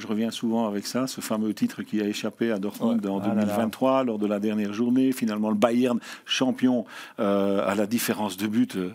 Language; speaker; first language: French; native; French